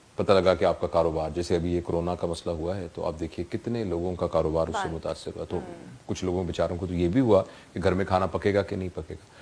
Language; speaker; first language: Urdu; non-native, local second language; Punjabi